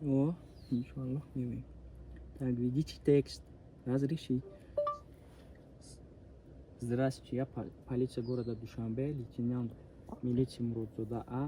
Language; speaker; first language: Russian; non-native, local second language; Tajik